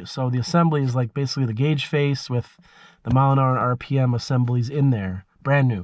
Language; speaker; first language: English; native; English